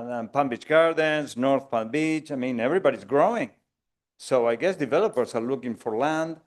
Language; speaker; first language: English; non-native, fluent; Spanish